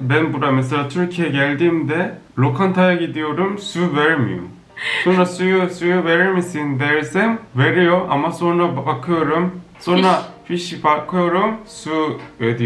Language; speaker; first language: Turkish; non-native, learner; Korean